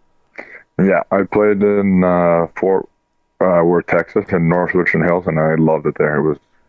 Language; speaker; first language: English; native; English